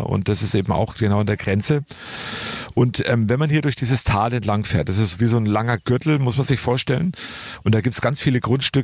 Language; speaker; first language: German; native; German